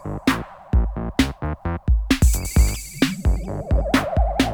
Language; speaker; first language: English; native; English